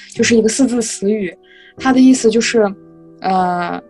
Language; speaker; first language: Chinese; non-native, local second language; Kazakh